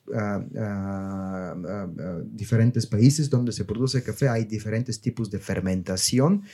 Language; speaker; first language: Spanish; non-native, fluent; Bulgarian